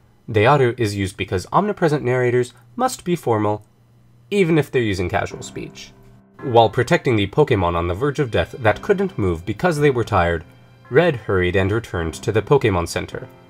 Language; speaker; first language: English; native; English